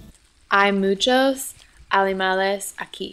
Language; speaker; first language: Spanish; non-native, learner; English